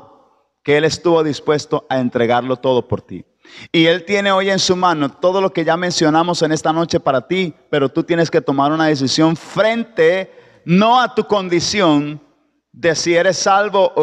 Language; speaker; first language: Spanish; native; Spanish